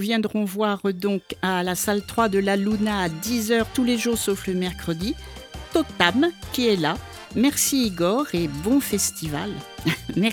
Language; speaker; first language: French; native; French